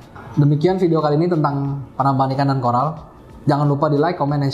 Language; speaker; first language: Indonesian; native; Indonesian